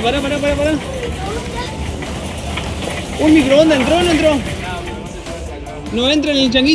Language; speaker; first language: Spanish; native; Spanish